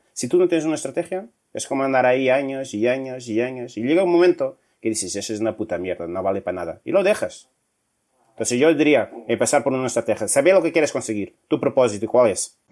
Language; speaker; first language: Spanish; non-native, fluent; Portuguese